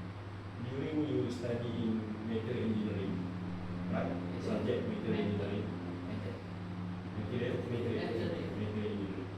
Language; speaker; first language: English; non-native, learner; Malay